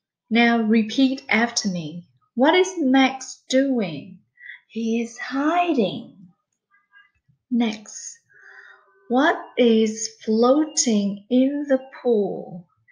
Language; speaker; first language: English; non-native, fluent; Vietnamese